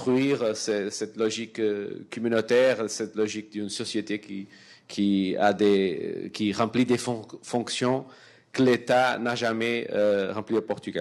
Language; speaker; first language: French; non-native, fluent; Portuguese